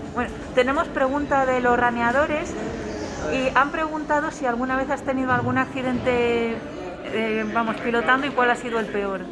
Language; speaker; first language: Spanish; native; Spanish